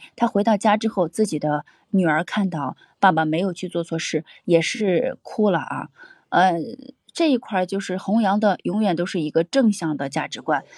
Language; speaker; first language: Chinese; native; Chinese